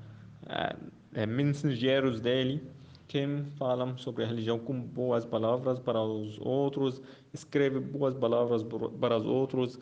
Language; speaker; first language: Portuguese; non-native, fluent; Arabic